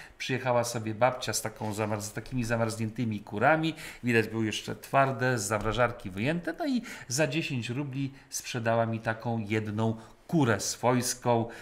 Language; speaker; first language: Polish; native; Polish